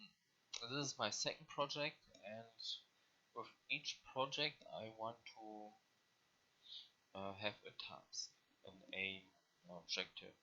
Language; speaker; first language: English; non-native, learner; German